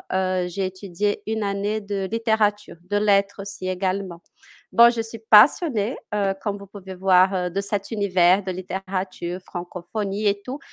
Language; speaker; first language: French; non-native, fluent; Portuguese